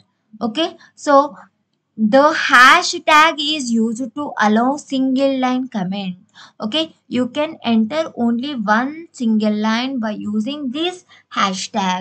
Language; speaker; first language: English; non-native, local second language; Telugu